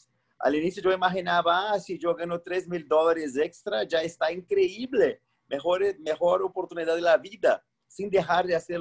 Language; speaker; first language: Spanish; non-native, fluent; Portuguese